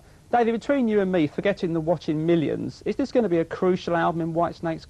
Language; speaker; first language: English; native; English